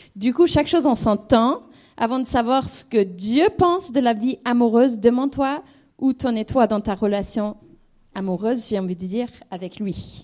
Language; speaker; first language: French; non-native, fluent; English